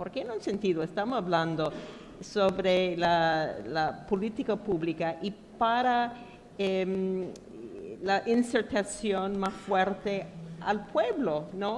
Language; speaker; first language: Spanish; non-native, fluent; English